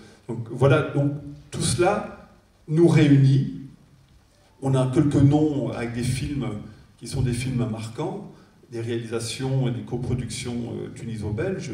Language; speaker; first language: French; native; French